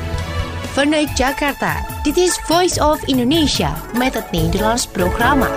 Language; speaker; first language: Dutch; non-native, fluent; Indonesian